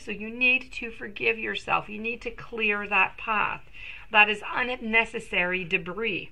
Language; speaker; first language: English; non-native, local second language; French